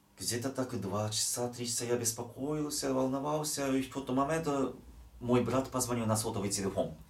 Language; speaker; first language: Russian; non-native, fluent; Japanese